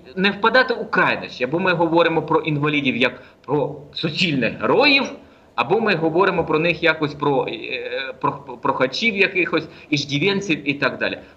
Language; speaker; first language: Ukrainian; native; Ukrainian